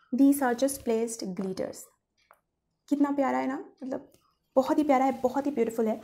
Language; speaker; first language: Hindi; non-native, local second language; Bangla